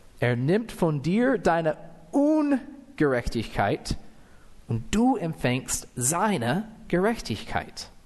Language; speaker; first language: German; non-native, fluent; English